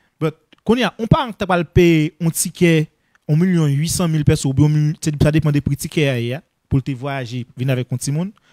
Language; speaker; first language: French; non-native, local second language; Haitian Creole